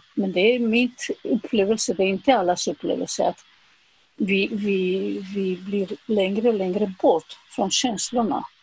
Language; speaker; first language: Swedish; non-native, fluent; Spanish